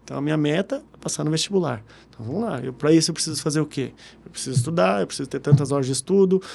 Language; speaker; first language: Portuguese; native; Portuguese